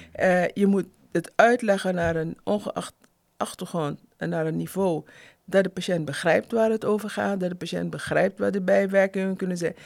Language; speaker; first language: Dutch; native; Dutch